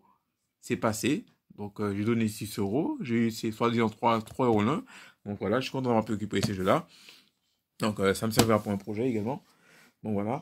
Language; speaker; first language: French; native; French